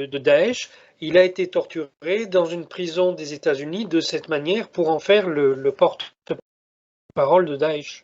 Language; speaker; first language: French; native; French